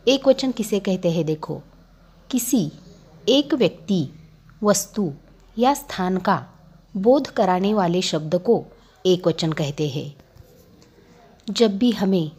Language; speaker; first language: Hindi; non-native, local second language; Marathi